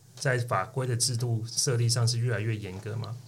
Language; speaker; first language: Chinese; native; Chinese